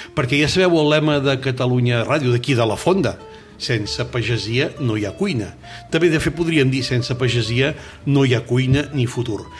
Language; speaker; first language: Catalan; native; Catalan